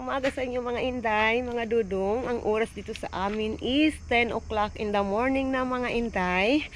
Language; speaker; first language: Filipino; non-native, local second language; Cebuano